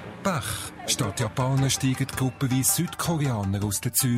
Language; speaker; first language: German; native; German